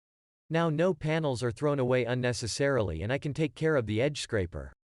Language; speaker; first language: English; non-native, fluent; German